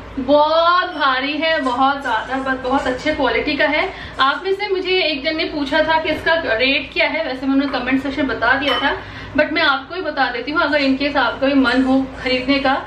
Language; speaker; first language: Hindi; non-native, local second language; Bangla